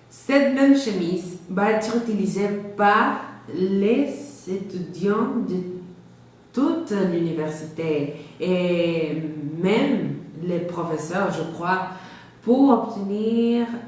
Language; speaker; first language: French; non-native, learner; Spanish